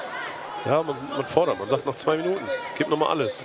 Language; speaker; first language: German; native; German